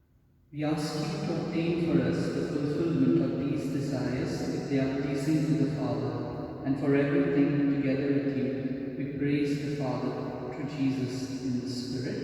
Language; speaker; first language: English; non-native, local second language; Konkani